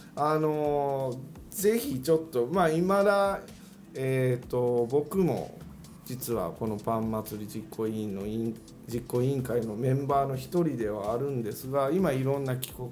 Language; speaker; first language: Japanese; native; Japanese